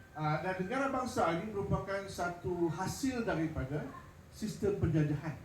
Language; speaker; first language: Malay; native; Malay